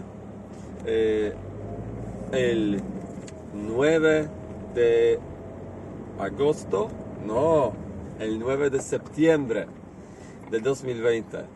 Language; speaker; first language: Spanish; non-native, fluent; Polish